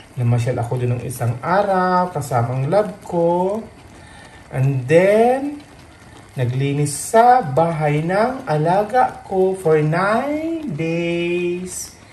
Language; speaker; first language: Filipino; non-native, local second language; Bikol